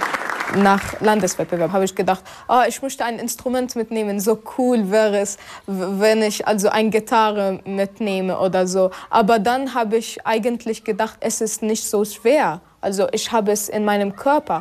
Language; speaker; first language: German; non-native, learner; Arabic